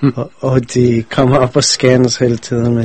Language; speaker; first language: Danish; non-native, fluent; English